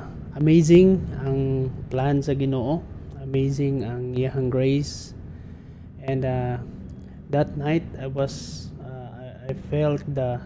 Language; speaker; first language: English; non-native, local second language; Cebuano